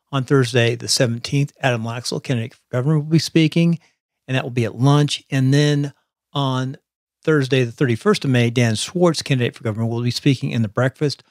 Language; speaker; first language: English; native; English